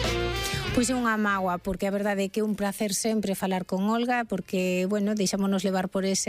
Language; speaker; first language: Galician; native; Galician